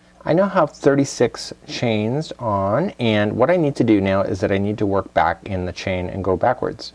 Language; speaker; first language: English; native; English